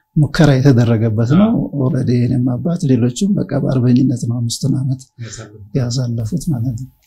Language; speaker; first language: Amharic; native; Amharic